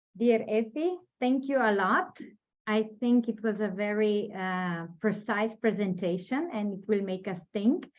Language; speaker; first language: English; non-native, fluent; Slovenian